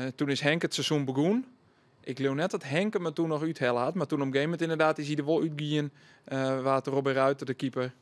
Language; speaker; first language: Dutch; native; Dutch